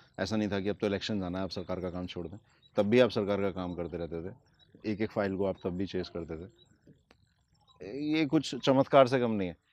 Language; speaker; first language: Hindi; native; Hindi